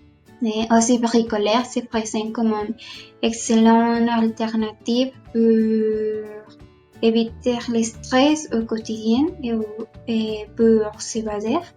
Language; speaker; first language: French; non-native, learner; Spanish